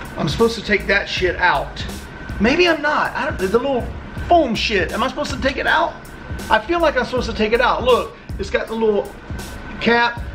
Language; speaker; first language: English; native; English